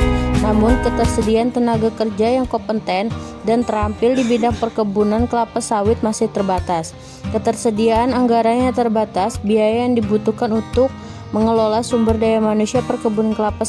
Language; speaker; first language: Indonesian; native; Indonesian